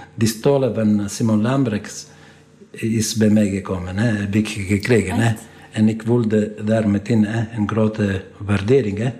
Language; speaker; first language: Dutch; non-native, fluent; Italian